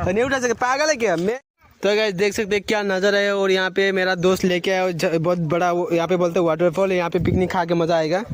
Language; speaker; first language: Hindi; non-native, local second language; Assamese